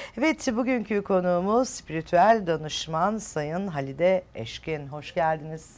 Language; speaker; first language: Turkish; native; Turkish